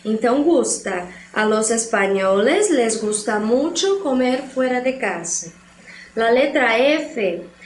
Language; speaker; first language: Spanish; non-native, fluent; Portuguese